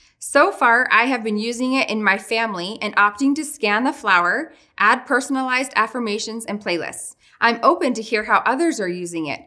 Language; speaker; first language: English; native; English